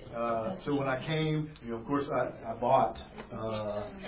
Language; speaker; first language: English; native; English